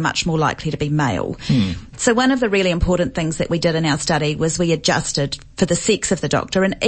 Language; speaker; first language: English; native; English